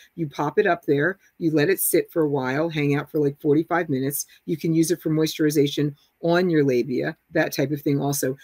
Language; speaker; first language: English; native; English